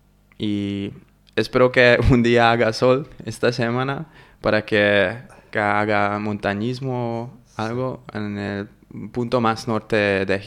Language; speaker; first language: Spanish; non-native, fluent; Hungarian